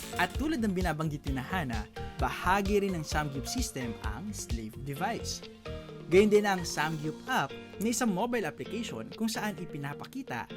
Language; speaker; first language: Filipino; native; Filipino